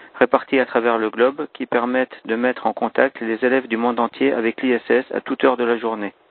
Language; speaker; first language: French; native; French